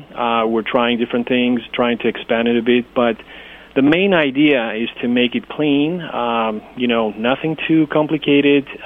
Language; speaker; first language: English; non-native, fluent; Greek